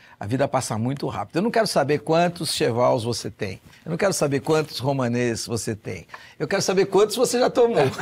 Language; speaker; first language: Portuguese; native; Portuguese